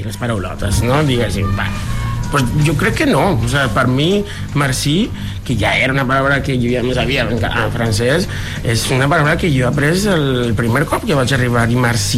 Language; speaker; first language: Catalan; non-native, fluent; Spanish